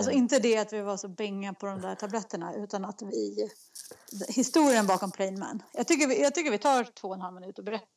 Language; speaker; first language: Swedish; native; Swedish